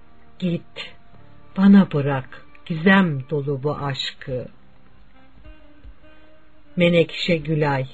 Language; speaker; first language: Turkish; native; Turkish